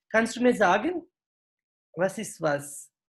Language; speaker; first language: German; non-native, fluent; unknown